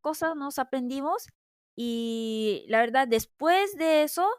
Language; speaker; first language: Spanish; non-native, fluent; Korean